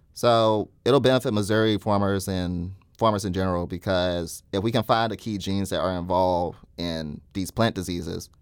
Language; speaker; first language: English; native; English